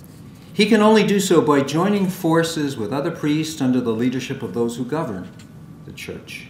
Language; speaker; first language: English; native; English